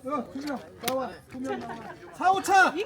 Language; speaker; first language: Korean; native; Korean